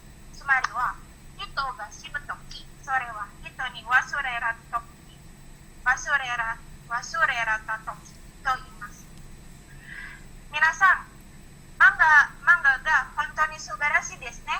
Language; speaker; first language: Japanese; non-native, learner; Indonesian